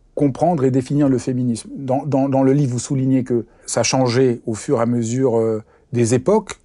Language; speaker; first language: French; native; French